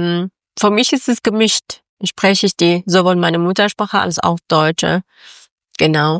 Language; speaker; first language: German; non-native, learner; Persian